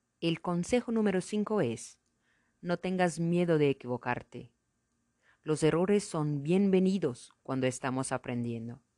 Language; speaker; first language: Spanish; non-native, fluent; Portuguese